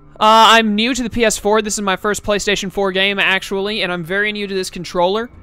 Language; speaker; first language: English; native; English